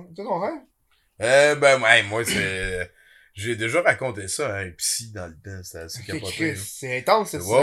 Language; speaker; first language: French; native; French